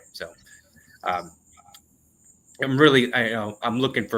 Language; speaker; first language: English; native; English